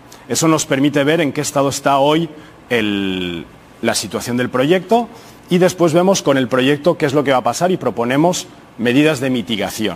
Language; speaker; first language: Spanish; native; Spanish